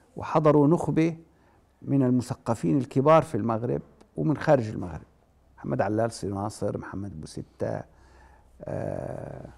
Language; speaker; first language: Arabic; native; Arabic